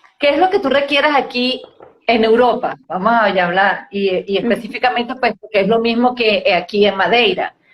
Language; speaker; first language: Spanish; native; Spanish